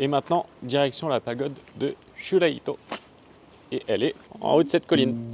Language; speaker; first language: French; native; French